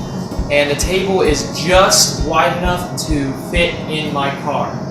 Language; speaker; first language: English; native; English